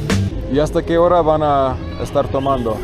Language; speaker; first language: Spanish; non-native, fluent; English